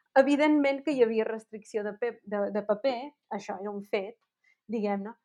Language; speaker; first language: Spanish; non-native, local second language; Catalan